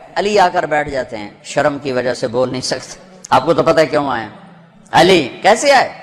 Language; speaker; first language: Urdu; non-native, local second language; Punjabi